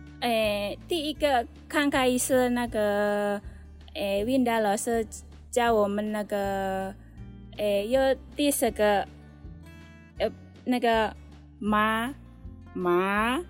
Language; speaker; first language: Chinese; non-native, learner; Indonesian